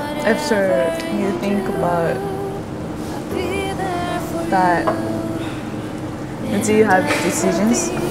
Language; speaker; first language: English; non-native, learner; Korean